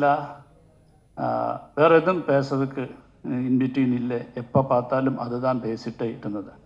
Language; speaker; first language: Tamil; non-native, learner; Malayalam